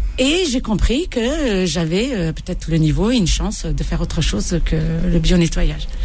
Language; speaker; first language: French; non-native, local second language; Arabic